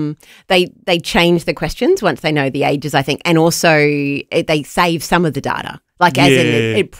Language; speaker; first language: English; native; English